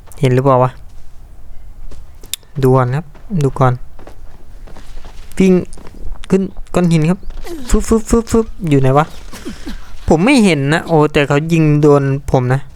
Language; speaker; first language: Thai; native; Thai